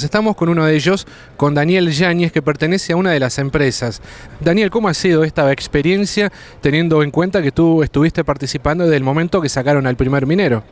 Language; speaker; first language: Spanish; native; Spanish